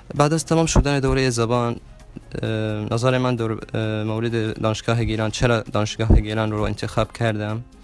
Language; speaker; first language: Persian; non-native, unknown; Arabic